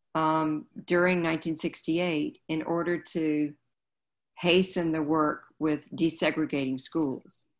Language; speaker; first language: English; native; English